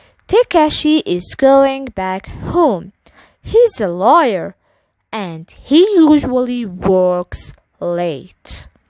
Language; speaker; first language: English; non-native, fluent; Arabic